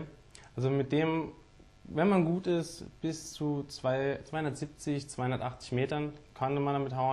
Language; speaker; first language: German; native; German